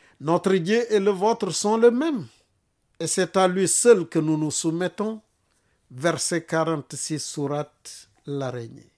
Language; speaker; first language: French; non-native, local second language; Wolof